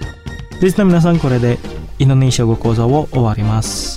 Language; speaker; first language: Japanese; non-native, fluent; Indonesian